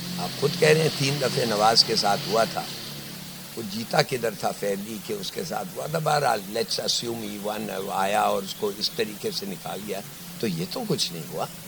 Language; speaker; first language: Urdu; native; Urdu